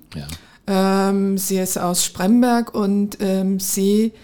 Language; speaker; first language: German; native; German